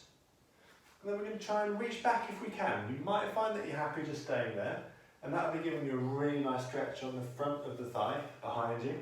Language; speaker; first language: English; native; English